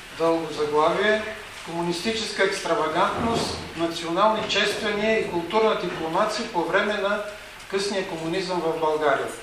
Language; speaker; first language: Bulgarian; native; Bulgarian